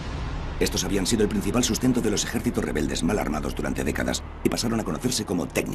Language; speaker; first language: Spanish; native; Spanish